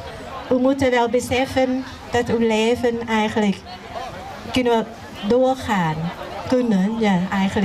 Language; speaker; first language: Dutch; non-native, learner; Thai